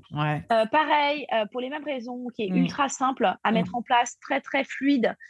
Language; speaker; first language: French; native; French